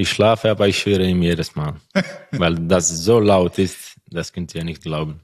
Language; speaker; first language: German; non-native, learner; Croatian